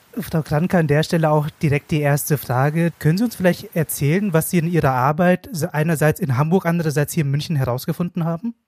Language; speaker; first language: German; early bilingual, other home language; Vietnamese